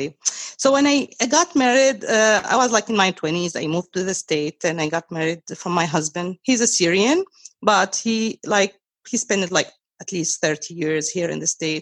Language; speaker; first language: English; non-native, fluent; Arabic